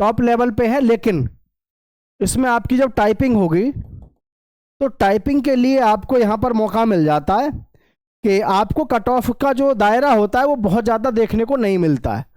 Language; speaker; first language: Hindi; native; Hindi